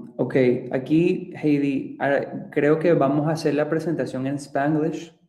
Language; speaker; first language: Spanish; early bilingual, other home language; Russian